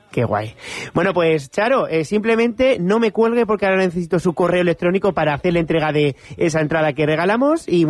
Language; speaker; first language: Spanish; native; Spanish